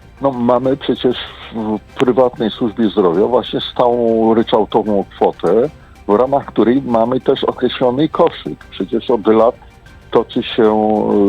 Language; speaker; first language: Polish; native; Polish